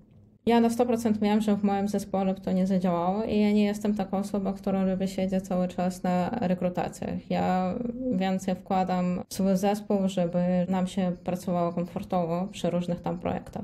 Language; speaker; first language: Polish; non-native, fluent; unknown